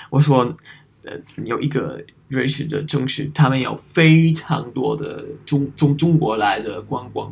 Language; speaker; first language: Chinese; non-native, learner; German